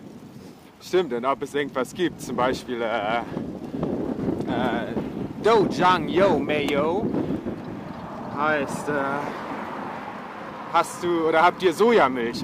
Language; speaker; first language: German; native; German